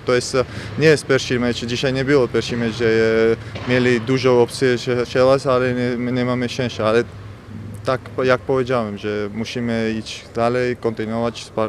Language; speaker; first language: Polish; non-native, learner; Georgian